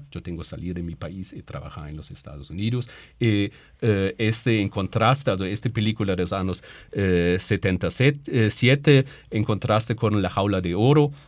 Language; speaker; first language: Spanish; non-native, fluent; German